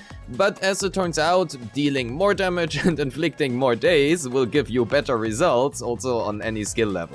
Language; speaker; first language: English; non-native, fluent; German